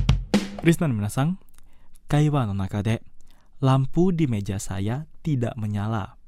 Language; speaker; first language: Japanese; non-native, fluent; Indonesian